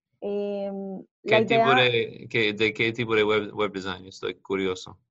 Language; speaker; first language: Spanish; non-native, fluent; English